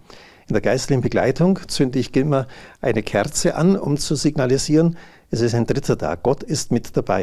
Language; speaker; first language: German; native; German